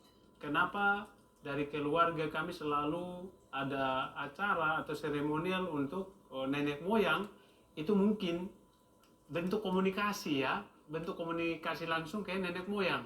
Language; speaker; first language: Indonesian; non-native, local second language; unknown